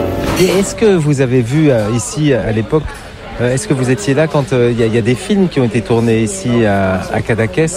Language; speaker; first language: French; native; French